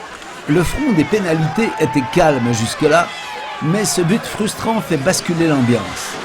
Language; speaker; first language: French; native; French